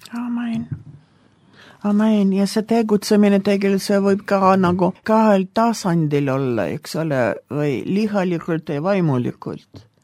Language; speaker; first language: Estonian; non-native, local second language; Russian